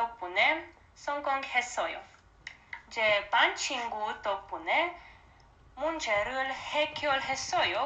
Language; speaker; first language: Korean; non-native, learner; Romanian